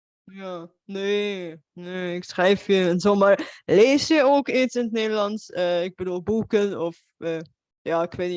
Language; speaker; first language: Dutch; non-native, fluent; Bulgarian